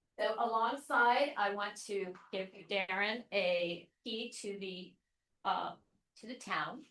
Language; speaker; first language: English; native; English